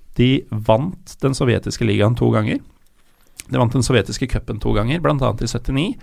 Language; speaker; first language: Norwegian; native; Norwegian